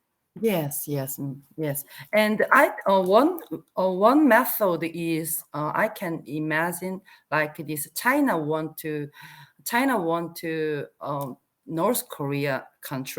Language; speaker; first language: English; non-native, learner; Korean